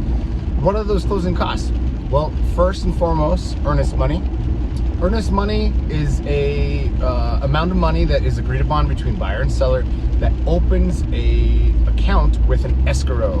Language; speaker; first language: English; native; English